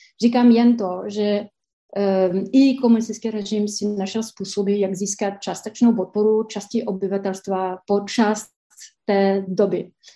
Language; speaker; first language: Czech; non-native, fluent; French